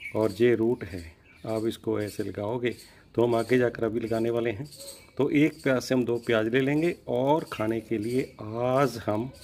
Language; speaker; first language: Hindi; non-native, local second language; Punjabi